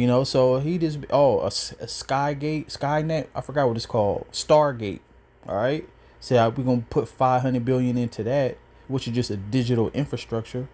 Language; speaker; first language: English; native; English